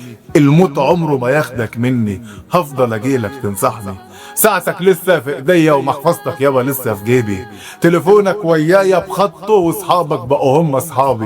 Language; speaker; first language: Arabic; native; Arabic